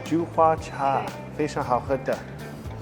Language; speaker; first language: Chinese; non-native, learner; English